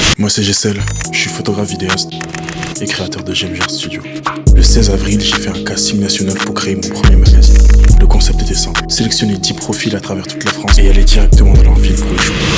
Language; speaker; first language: French; early bilingual, other home language; Lingala